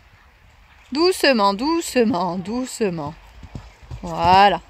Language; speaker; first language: French; native; French